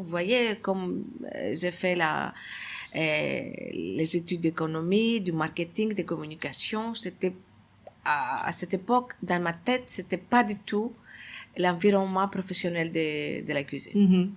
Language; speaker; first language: French; non-native, fluent; Greek